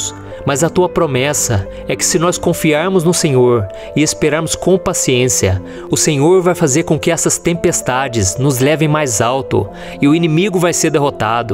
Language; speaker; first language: Portuguese; native; Portuguese